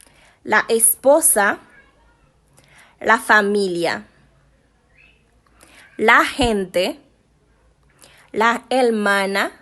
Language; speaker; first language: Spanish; non-native, learner; Haitian Creole